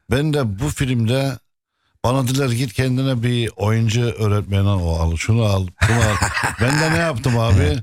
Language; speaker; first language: Turkish; non-native, fluent; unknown